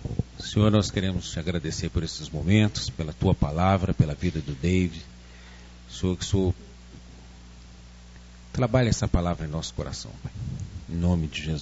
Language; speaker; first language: Portuguese; native; Portuguese